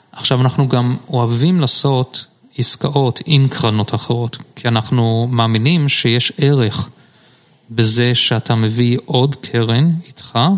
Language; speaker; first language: Hebrew; early bilingual, heritage; Hebrew